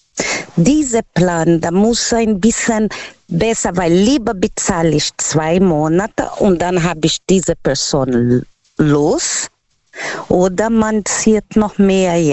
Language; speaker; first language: German; non-native, fluent; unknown